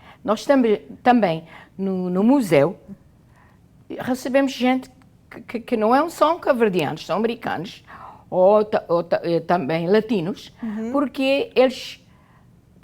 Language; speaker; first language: Portuguese; non-native, local second language; Kabuverdianu